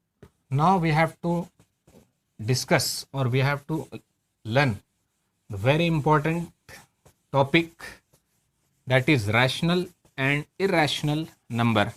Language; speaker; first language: English; non-native, local second language; Hindi